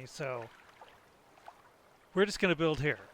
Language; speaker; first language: English; native; English